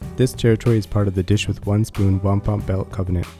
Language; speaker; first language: English; native; English